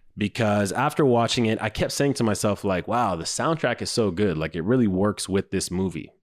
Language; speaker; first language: English; native; English